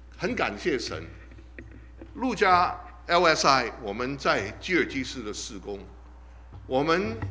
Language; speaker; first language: Chinese; non-native, local second language; Cantonese